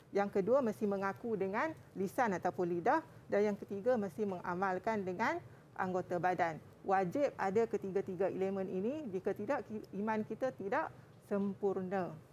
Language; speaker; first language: Malay; native; Malay